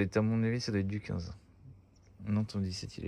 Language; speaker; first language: French; native; French